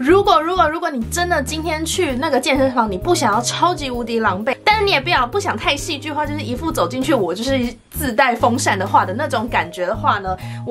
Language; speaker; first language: Chinese; native; Chinese